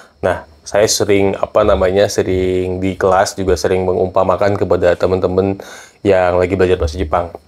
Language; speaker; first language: Indonesian; native; Indonesian